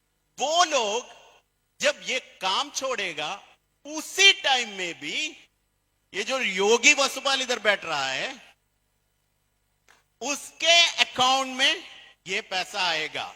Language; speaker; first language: Hindi; non-native, fluent; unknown